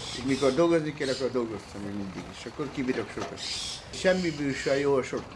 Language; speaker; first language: Hungarian; early bilingual, heritage; Hungarian